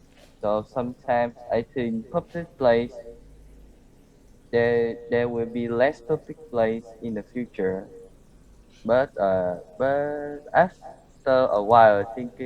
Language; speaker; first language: English; non-native, learner; Vietnamese